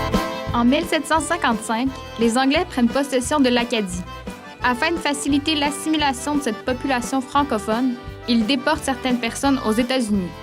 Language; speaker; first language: French; native; French